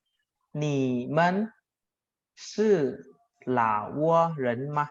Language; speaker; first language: Chinese; non-native, fluent; Lao